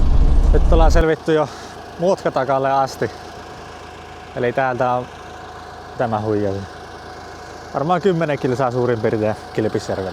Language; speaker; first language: Finnish; native; Finnish